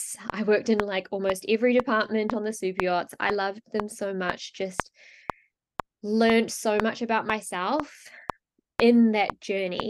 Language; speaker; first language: English; native; English